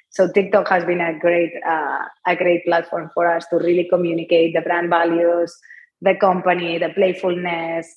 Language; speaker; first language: English; non-native, fluent; Spanish